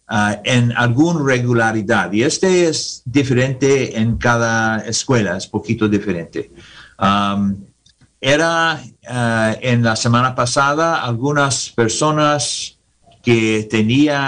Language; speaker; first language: Spanish; non-native, learner; English